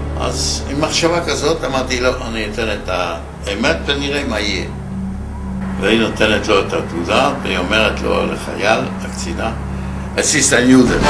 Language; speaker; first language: Hebrew; non-native, fluent; French